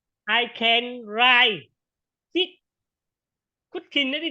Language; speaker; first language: English; non-native, learner; Vietnamese